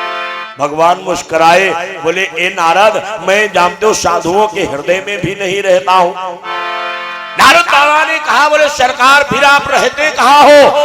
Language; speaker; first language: Hindi; native; Hindi